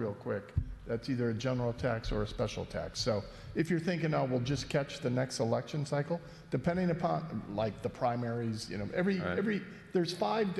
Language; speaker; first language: English; native; English